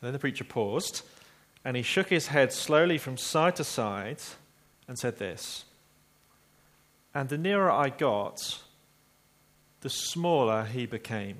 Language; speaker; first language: English; native; English